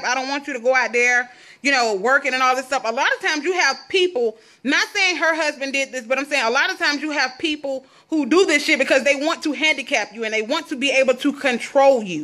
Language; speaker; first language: English; native; English